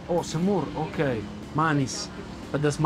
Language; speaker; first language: Indonesian; non-native, learner; Italian